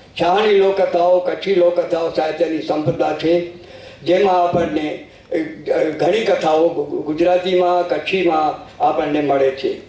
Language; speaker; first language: Gujarati; non-native, local second language; Sindhi